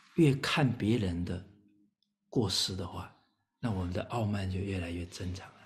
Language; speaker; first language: Chinese; native; Chinese